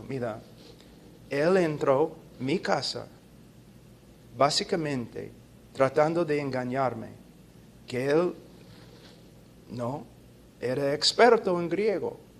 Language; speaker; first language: Spanish; non-native, fluent; English